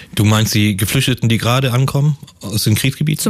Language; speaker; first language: German; early bilingual, other home language; Persian